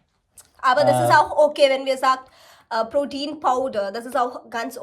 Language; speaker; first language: German; non-native, learner; Malayalam